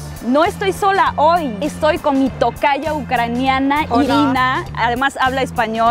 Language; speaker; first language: Spanish; non-native, fluent; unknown